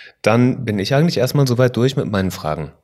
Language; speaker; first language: German; native; German